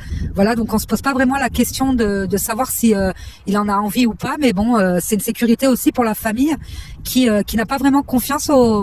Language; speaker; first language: French; native; French